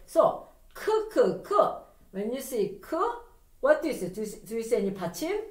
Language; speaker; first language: English; non-native, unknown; Korean